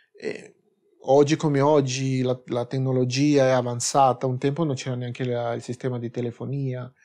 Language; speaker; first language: Italian; non-native, fluent; Spanish